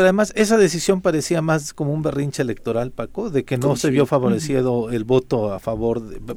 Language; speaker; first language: Spanish; native; Spanish